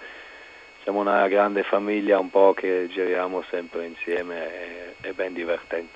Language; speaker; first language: Italian; non-native, local second language; German